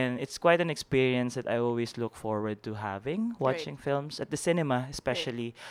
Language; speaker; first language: English; non-native, local second language; Filipino